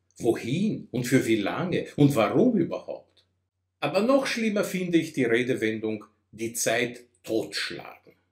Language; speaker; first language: German; non-native, fluent; Russian